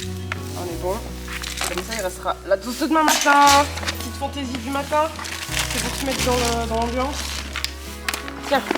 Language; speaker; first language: French; native; French